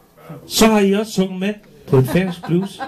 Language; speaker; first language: Danish; non-native, local second language; Faroese